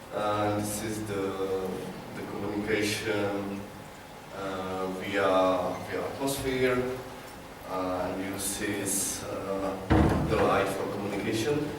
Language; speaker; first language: English; non-native, learner; Czech